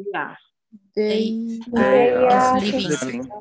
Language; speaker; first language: English; non-native, learner; Spanish